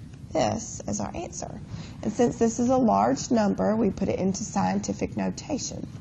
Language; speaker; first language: English; native; English